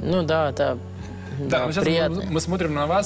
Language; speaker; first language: Russian; non-native, learner; Romanian